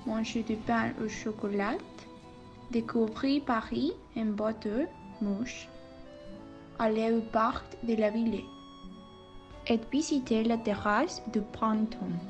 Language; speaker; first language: French; non-native, learner; Spanish